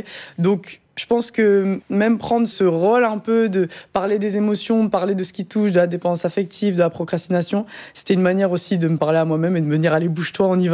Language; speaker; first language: French; native; French